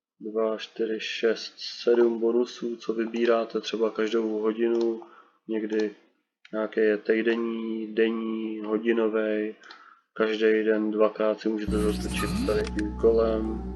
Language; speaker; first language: Czech; native; Czech